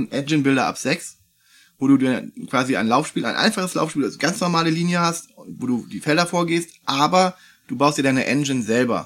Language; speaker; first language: German; native; German